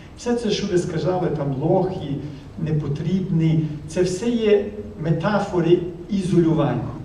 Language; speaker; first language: Ukrainian; early bilingual, heritage; Ukrainian